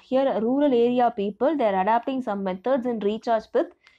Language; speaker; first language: English; non-native, local second language; Tamil